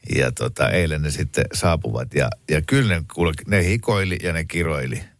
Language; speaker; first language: Finnish; native; Finnish